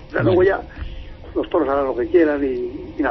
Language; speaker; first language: Spanish; native; Spanish